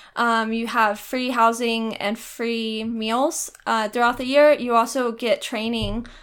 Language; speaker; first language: English; native; English